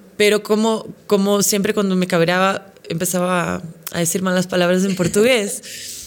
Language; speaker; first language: Spanish; non-native, fluent; Portuguese